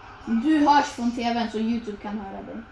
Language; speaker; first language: Swedish; early bilingual, other home language; Kurdish